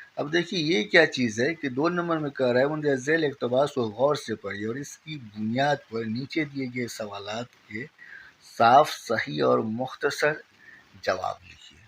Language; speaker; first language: Urdu; native; Urdu